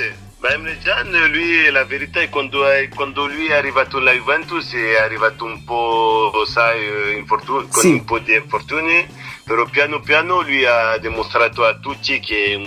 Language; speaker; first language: Italian; non-native, fluent; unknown